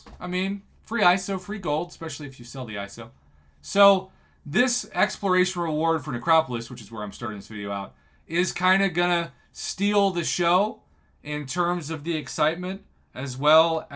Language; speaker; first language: English; native; English